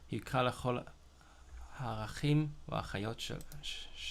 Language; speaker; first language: Hebrew; non-native, learner; Cantonese